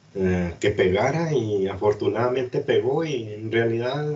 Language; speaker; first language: Spanish; native; Spanish